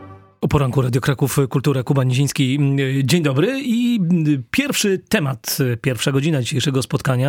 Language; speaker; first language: Polish; native; Polish